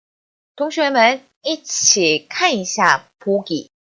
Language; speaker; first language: Chinese; non-native, fluent; Korean